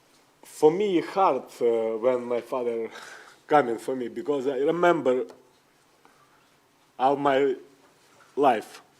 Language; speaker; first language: English; non-native, learner; Ukrainian